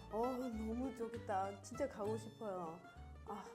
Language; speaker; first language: Korean; non-native, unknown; English